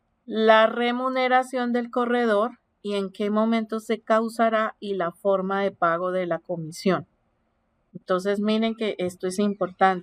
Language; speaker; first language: Spanish; native; Spanish